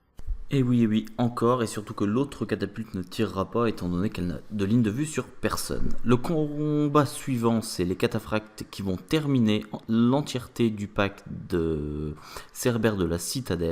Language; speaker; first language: French; native; French